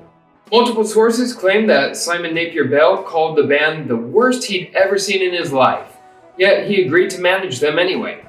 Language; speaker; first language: English; native; English